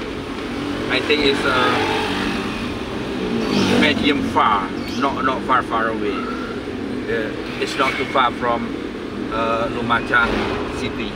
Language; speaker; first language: English; non-native, learner; Indonesian